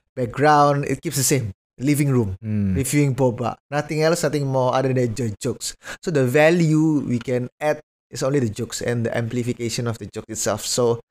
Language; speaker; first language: English; non-native, fluent; Indonesian